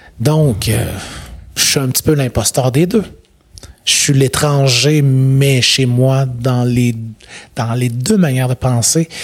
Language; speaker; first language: French; native; French